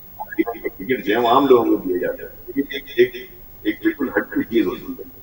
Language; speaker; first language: Urdu; native; Urdu